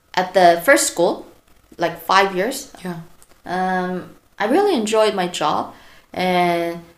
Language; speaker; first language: English; non-native, fluent; Korean